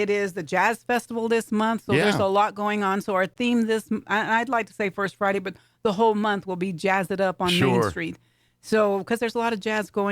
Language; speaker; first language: English; native; English